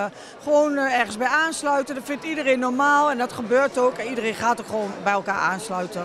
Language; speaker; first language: Dutch; native; Dutch